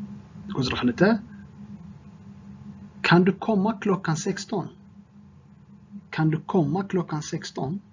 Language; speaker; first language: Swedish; non-native, fluent; Tigrinya